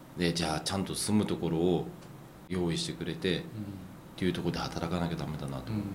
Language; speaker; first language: Japanese; native; Japanese